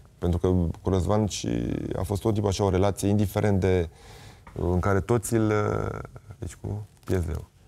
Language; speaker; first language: Romanian; native; Romanian